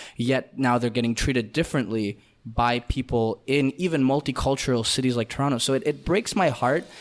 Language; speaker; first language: English; non-native, fluent; Russian